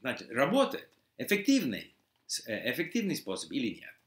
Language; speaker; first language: Russian; non-native, fluent; English